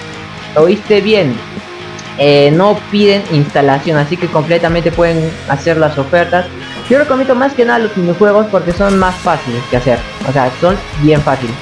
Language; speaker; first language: Spanish; native; Spanish